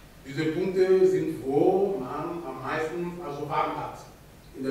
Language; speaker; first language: German; non-native, fluent; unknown